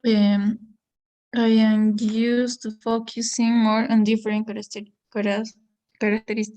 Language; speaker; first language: English; non-native, learner; Spanish